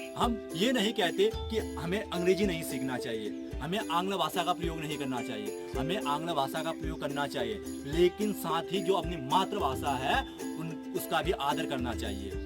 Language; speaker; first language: Hindi; native; Hindi